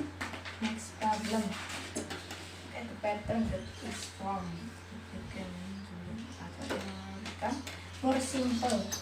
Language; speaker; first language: English; non-native, learner; Indonesian